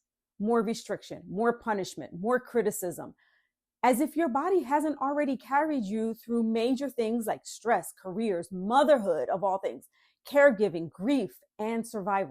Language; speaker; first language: English; native; English